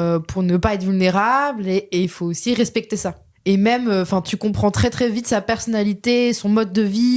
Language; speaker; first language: French; native; French